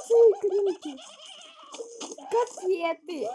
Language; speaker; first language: Russian; early bilingual, heritage; Russian